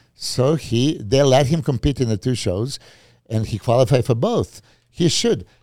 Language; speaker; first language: English; non-native, fluent; Serbian